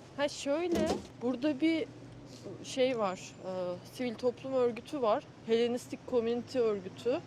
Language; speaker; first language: Turkish; native; Turkish